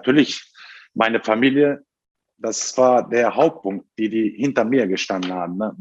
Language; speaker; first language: German; non-native, fluent; Turkish